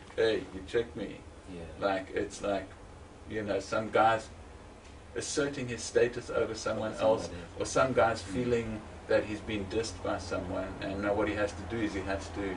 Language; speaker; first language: English; native; English